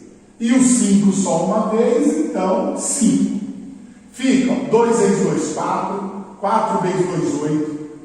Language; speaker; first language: Portuguese; native; Portuguese